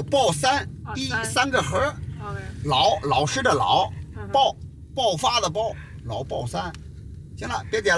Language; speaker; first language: Chinese; native; Chinese